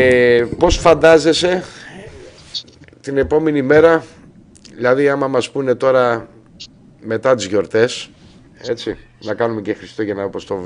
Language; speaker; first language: Greek; native; Greek